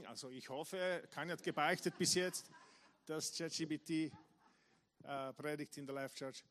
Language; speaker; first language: German; non-native, fluent; English